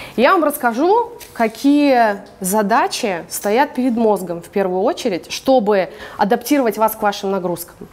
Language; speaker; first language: Russian; early bilingual, other home language; English